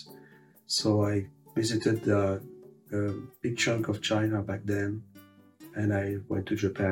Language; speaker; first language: English; non-native, fluent; French